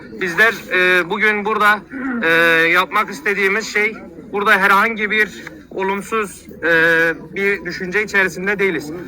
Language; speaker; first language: Turkish; native; Turkish